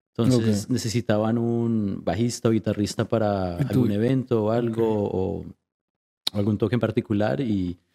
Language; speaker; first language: Spanish; native; Spanish